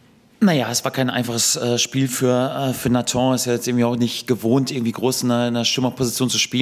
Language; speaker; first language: German; native; German